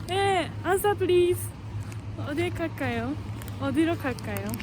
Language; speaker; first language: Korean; non-native, learner; Japanese